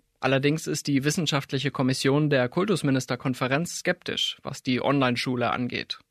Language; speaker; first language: German; native; German